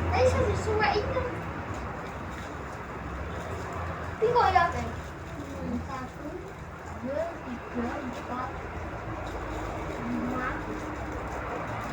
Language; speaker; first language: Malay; non-native, local second language; Javanese